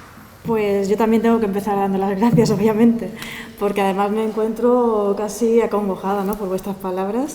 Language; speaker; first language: Spanish; native; Spanish